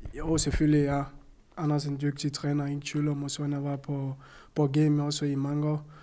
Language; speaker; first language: Danish; non-native, fluent; French